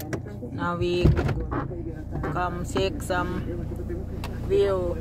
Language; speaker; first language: English; non-native, learner; Thai